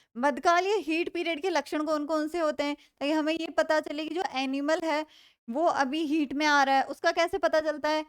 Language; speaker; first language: Hindi; native; Hindi